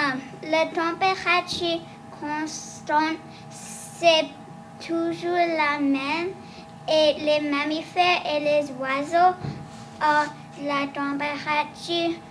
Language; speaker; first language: French; non-native, learner; English